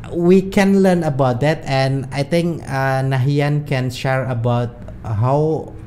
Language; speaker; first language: English; non-native, learner; Indonesian